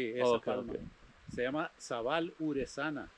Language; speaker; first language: Spanish; native; Spanish